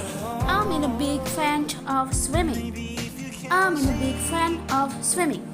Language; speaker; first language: English; non-native, fluent; Indonesian